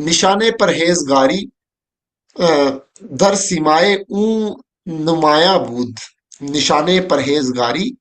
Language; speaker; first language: Persian; non-native, learner; Urdu